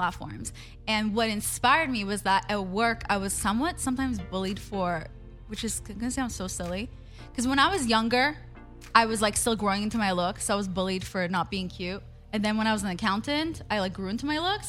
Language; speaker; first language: English; non-native, fluent; Hebrew